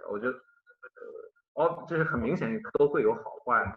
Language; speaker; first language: Chinese; native; Chinese